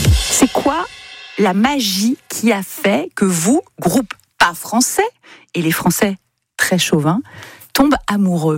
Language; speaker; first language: French; native; French